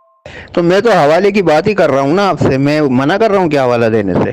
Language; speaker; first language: Urdu; native; Urdu